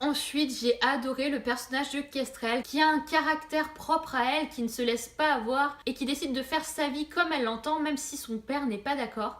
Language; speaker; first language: French; native; French